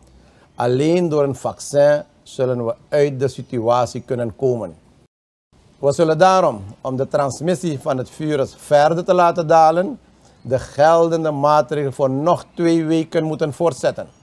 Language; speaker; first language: Dutch; native; Dutch